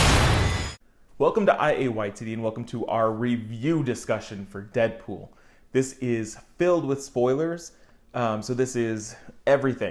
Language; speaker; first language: English; native; English